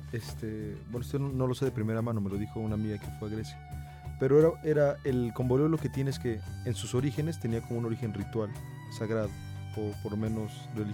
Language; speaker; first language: Spanish; native; Spanish